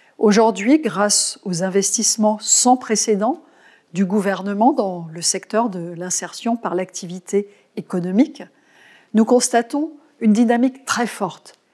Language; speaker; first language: French; native; French